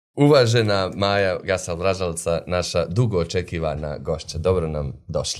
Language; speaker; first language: Bosnian; native; Bosnian